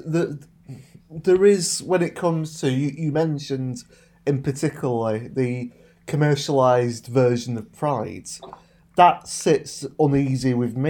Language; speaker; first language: English; native; English